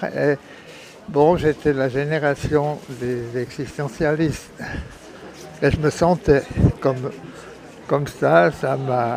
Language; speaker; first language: French; non-native, local second language; German